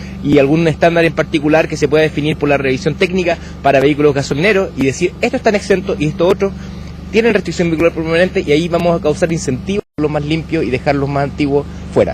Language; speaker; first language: Spanish; native; Spanish